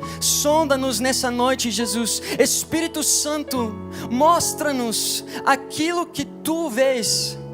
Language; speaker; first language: Portuguese; non-native, fluent; English